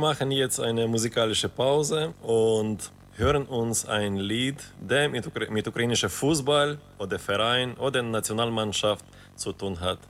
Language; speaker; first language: German; non-native, fluent; Ukrainian